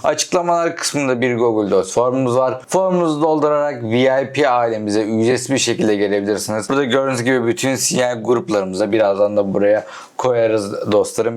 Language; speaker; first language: Turkish; native; Turkish